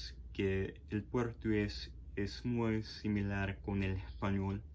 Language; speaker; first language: Spanish; non-native, fluent; English